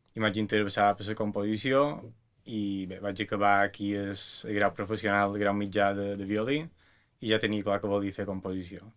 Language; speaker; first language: Catalan; native; Catalan